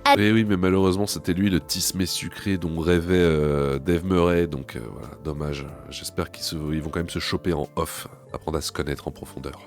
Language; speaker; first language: French; native; French